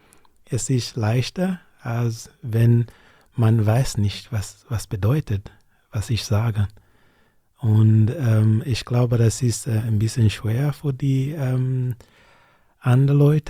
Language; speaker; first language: German; non-native, learner; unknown